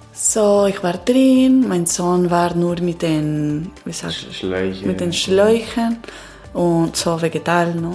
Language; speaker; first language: German; non-native, learner; Italian